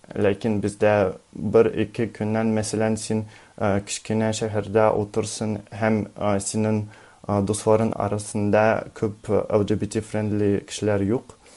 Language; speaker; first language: Tatar; non-native, learner; Russian